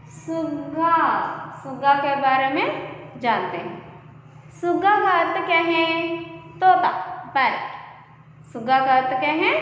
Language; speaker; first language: Hindi; non-native, local second language; Telugu